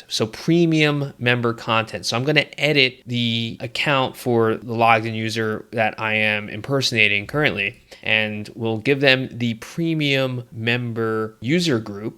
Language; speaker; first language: English; native; English